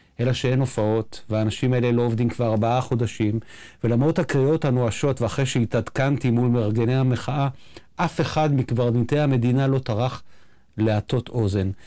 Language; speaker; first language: Hebrew; native; Hebrew